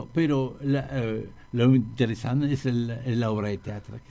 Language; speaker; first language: Catalan; non-native, learner; French